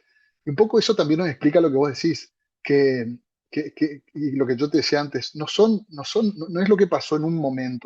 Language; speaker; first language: Spanish; native; Spanish